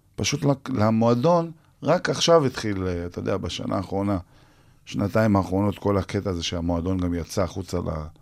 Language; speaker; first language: Hebrew; native; Hebrew